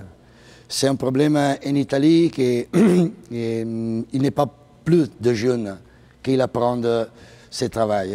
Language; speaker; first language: French; non-native, learner; Italian